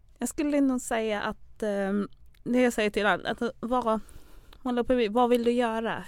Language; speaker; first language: Swedish; early bilingual, other home language; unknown